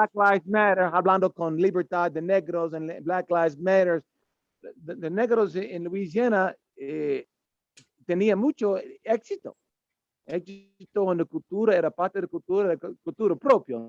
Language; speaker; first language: Spanish; non-native, learner; English